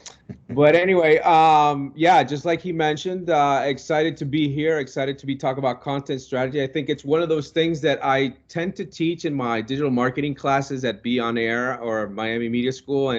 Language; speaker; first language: English; non-native, local second language; Spanish